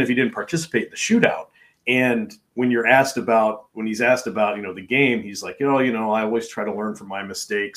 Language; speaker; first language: English; native; English